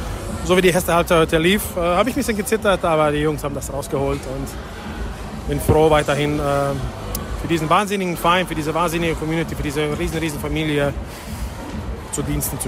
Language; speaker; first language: German; native; German